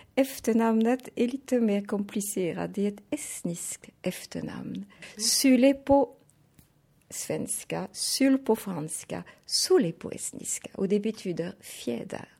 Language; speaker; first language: Swedish; non-native, fluent; French